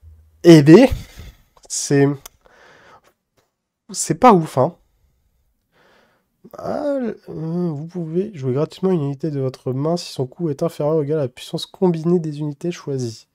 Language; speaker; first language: French; native; French